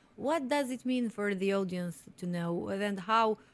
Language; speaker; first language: English; non-native, fluent; Albanian